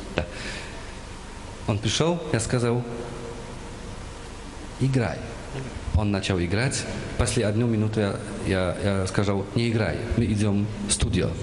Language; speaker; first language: Russian; non-native, learner; Polish